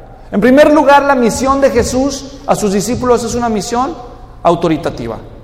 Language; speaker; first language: Spanish; native; Spanish